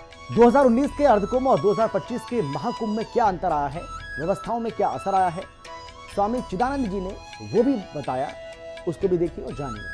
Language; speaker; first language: Hindi; native; Hindi